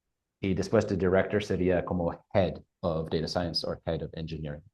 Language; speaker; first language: Spanish; non-native, fluent; English